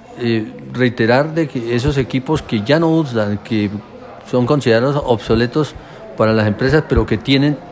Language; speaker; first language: Spanish; native; Spanish